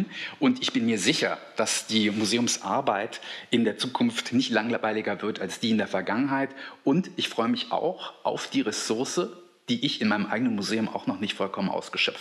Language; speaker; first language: German; native; German